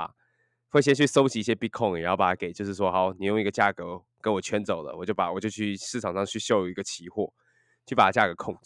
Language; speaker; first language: Chinese; native; Chinese